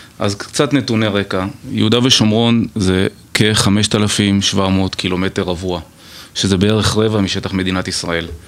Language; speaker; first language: Hebrew; native; Hebrew